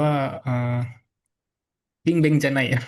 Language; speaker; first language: Japanese; non-native, learner; Indonesian